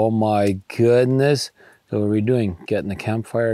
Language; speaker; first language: English; native; English